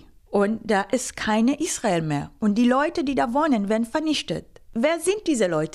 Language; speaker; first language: German; non-native, fluent; Hebrew